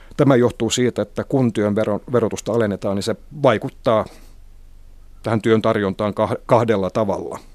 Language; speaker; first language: Finnish; non-native, local second language; Swedish